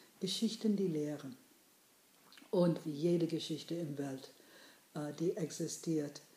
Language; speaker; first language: German; non-native, fluent; English